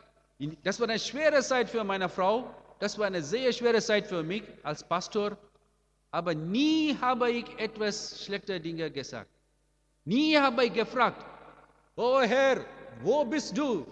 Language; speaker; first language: German; non-native, learner; Amharic